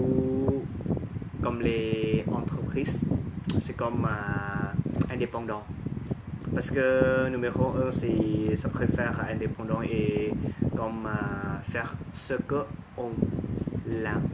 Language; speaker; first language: French; non-native, learner; Thai